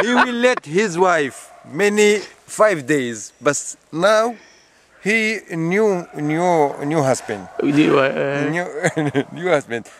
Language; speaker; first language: English; non-native, learner; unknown